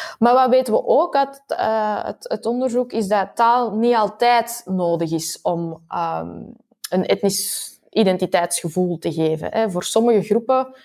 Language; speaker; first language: Dutch; native; Dutch